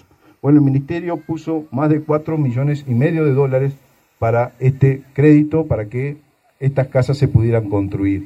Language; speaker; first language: Spanish; native; Spanish